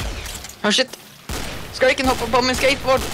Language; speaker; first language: Swedish; native; Swedish